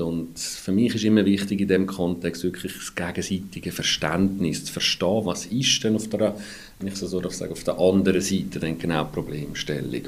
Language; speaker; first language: German; native; German